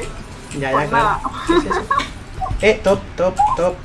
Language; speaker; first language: Spanish; native; Spanish